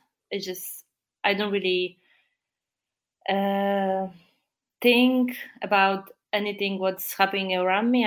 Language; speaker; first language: English; non-native, fluent; Polish